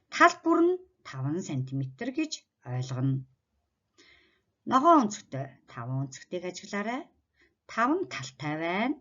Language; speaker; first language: Mongolian; native; Mongolian